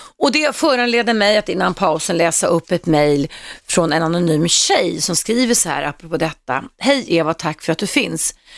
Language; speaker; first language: Swedish; native; Swedish